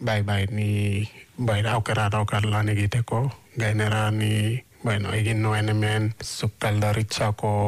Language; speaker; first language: Basque; non-native, learner; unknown